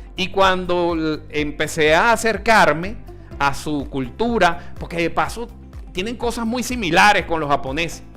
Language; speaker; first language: Spanish; early bilingual, other home language; Italian